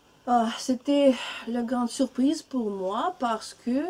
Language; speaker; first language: French; non-native, learner; Russian